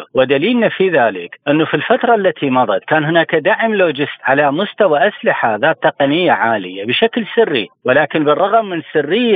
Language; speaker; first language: Arabic; native; Arabic